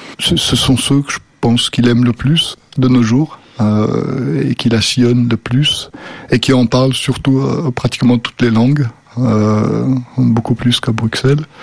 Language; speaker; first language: French; early bilingual, other home language; Slovenian